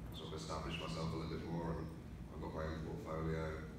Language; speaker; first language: English; native; English